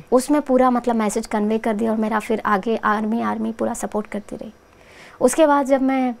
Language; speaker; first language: Hindi; native; Hindi